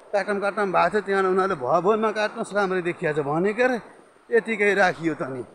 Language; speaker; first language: Nepali; native; Nepali